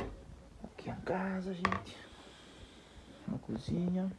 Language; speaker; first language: Portuguese; non-native, local second language; Kabuverdianu